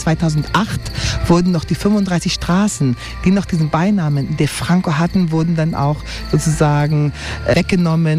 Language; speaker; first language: German; native; German